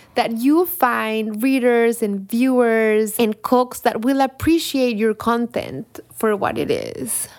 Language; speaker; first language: English; non-native, fluent; Spanish